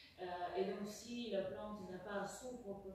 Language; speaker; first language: French; non-native, fluent; Russian